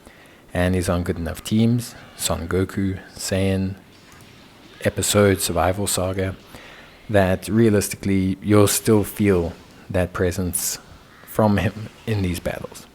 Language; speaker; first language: English; native; English